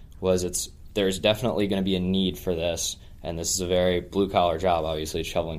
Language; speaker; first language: English; native; English